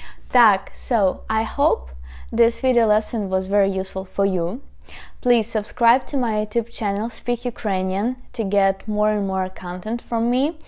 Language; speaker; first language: English; non-native, fluent; Ukrainian